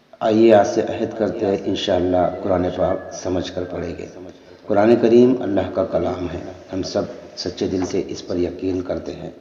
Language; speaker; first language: Urdu; native; Urdu